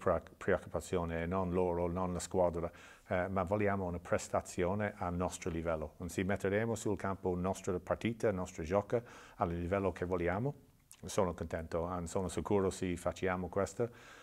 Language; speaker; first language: Italian; non-native, learner; English